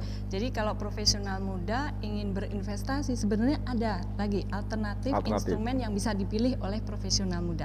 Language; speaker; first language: Indonesian; native; Indonesian